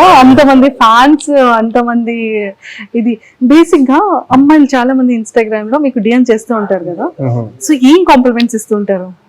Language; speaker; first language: Telugu; native; Telugu